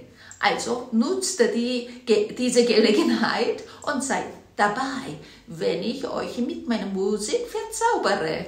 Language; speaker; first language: German; non-native, fluent; Korean